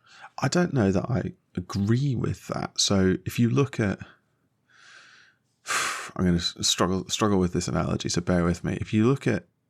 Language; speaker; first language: English; native; English